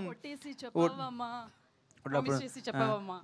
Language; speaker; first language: Telugu; native; Telugu